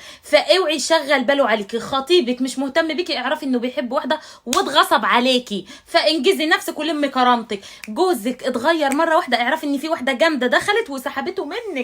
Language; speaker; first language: Arabic; native; Arabic